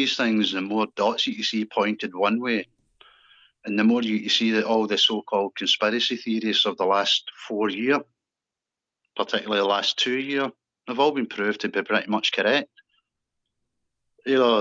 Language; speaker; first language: English; native; English